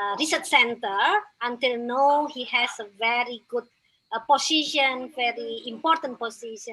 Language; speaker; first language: English; non-native, fluent; Indonesian